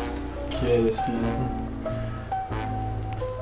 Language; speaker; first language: Japanese; non-native, fluent; English